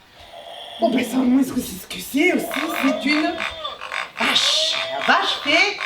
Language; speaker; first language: French; native; French